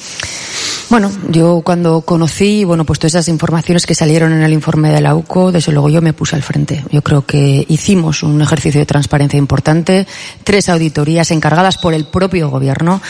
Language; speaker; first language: Spanish; native; Spanish